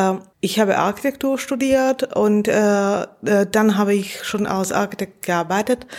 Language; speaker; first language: German; non-native, fluent; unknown